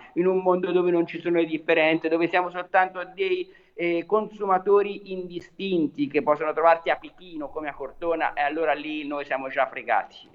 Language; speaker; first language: Italian; native; Italian